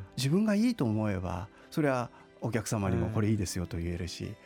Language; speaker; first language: Japanese; native; Japanese